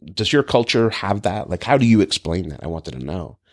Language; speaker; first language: English; native; English